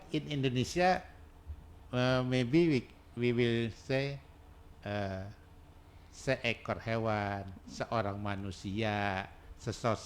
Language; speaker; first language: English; non-native, learner; Indonesian